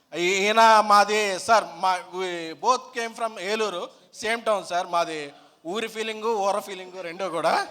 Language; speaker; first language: Telugu; native; Telugu